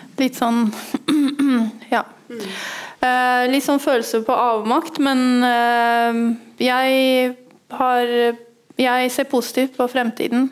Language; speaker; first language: Norwegian; early bilingual, other home language; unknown